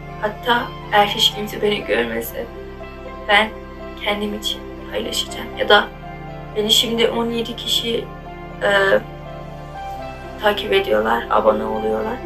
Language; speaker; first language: Turkish; non-native, learner; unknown